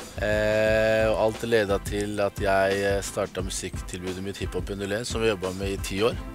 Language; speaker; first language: Norwegian; early bilingual, other home language; Spanish